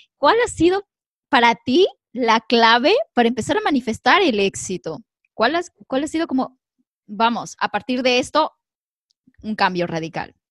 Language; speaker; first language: Spanish; native; Spanish